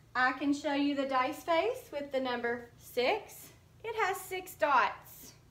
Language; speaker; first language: English; native; English